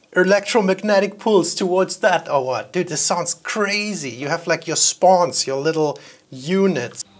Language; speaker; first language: English; non-native, fluent; German